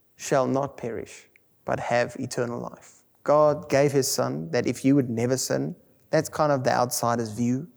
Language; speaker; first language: English; non-native, local second language; Afrikaans